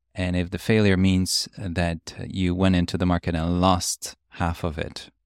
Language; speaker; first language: English; early bilingual, other home language; Polish